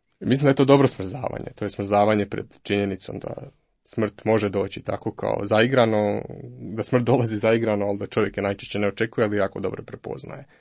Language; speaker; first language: Croatian; native; Croatian